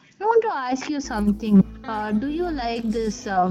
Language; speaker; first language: English; non-native, local second language; Kannada